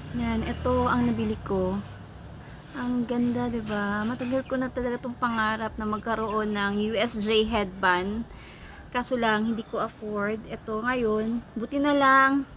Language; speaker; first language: Filipino; non-native, local second language; Cebuano